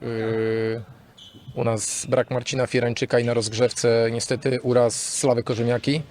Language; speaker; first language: Polish; non-native, fluent; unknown